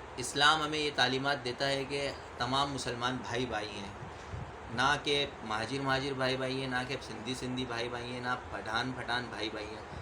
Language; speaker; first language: Urdu; native; Urdu